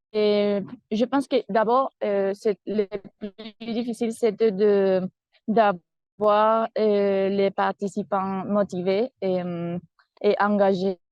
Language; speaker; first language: French; non-native, fluent; Spanish